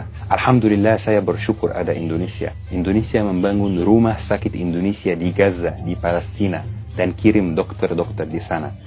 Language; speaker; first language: Indonesian; non-native, fluent; Arabic